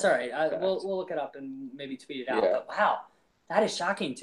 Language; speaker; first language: English; native; English